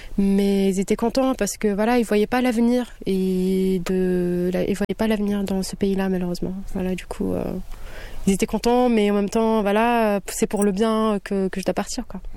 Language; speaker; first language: French; non-native, local second language; Kabyle